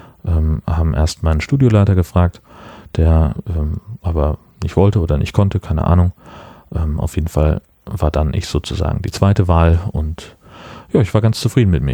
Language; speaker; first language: German; native; German